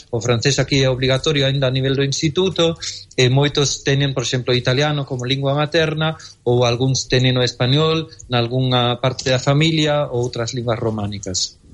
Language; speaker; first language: Galician; non-native, fluent; German